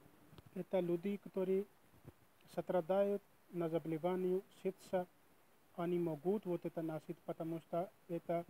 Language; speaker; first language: Russian; non-native, learner; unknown